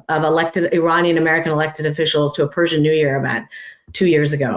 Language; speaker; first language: English; non-native, fluent; Persian